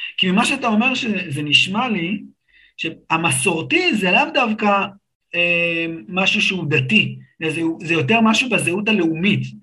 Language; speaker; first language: Hebrew; native; Hebrew